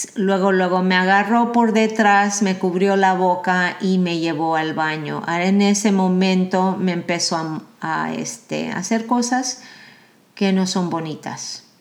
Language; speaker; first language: Spanish; early bilingual, heritage; Spanish